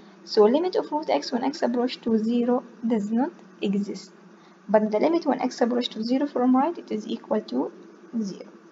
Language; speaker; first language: English; non-native, fluent; Arabic